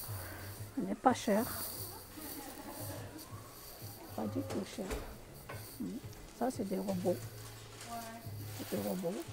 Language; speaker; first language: French; non-native, local second language; Arabic